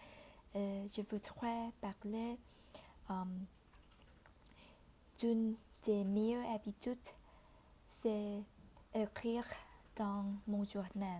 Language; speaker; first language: French; non-native, fluent; Vietnamese